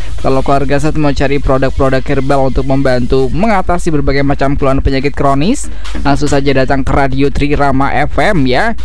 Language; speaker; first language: Indonesian; native; Indonesian